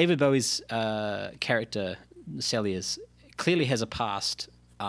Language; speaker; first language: English; native; English